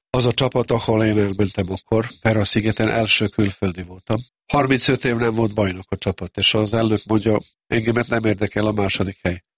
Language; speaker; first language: Hungarian; non-native, fluent; Serbian